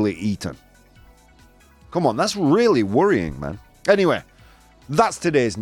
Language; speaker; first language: English; native; English